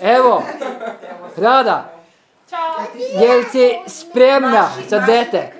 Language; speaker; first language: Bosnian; non-native, learner; Norwegian